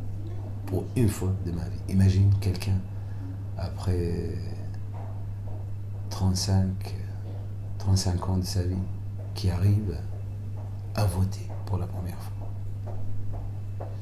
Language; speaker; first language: French; non-native, fluent; Arabic